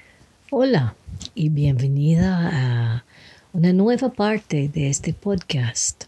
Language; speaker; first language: Spanish; non-native, fluent; French